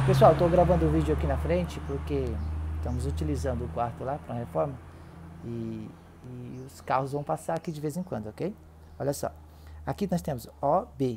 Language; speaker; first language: Portuguese; native; Portuguese